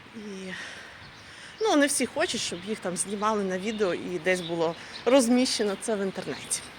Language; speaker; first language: Ukrainian; native; Ukrainian